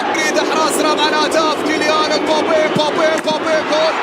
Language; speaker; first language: Arabic; native; Arabic